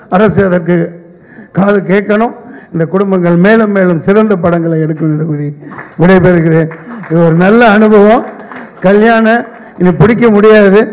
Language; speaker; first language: Tamil; native; Tamil